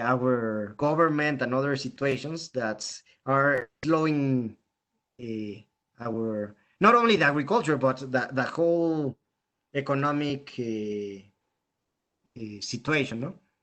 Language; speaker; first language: English; non-native, fluent; Spanish